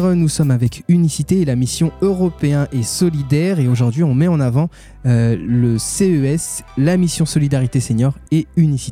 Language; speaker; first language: French; native; French